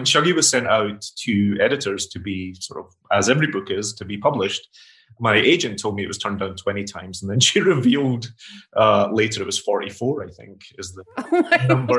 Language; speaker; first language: English; native; English